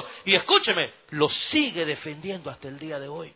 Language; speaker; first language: Spanish; native; Spanish